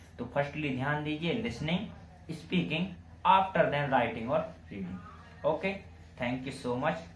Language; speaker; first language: Hindi; native; Hindi